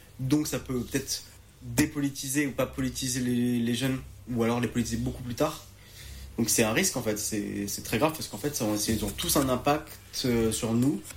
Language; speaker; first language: French; native; French